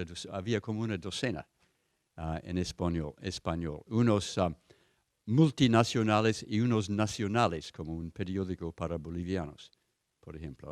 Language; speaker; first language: Spanish; non-native, fluent; English